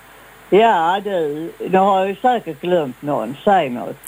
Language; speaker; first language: Swedish; native; Swedish